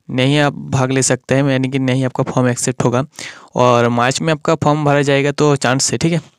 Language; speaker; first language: Hindi; non-native, local second language; Bangla